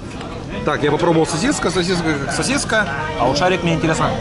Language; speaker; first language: Russian; native; Russian